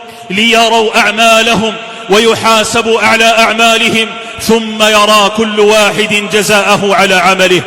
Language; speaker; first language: Arabic; native; Arabic